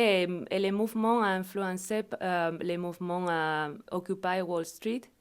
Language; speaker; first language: French; non-native, fluent; Spanish